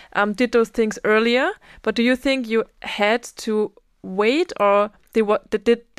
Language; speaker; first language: English; non-native, fluent; German